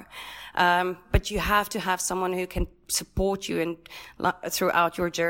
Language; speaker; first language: English; non-native, local second language; Afrikaans